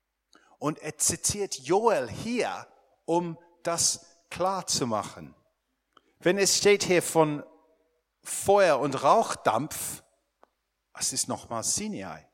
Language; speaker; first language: German; non-native, fluent; English